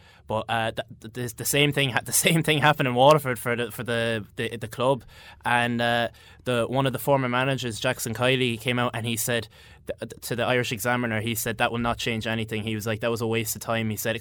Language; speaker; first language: English; native; English